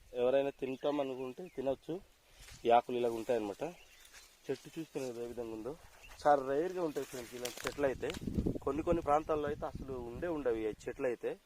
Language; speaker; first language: Telugu; non-native, local second language; Odia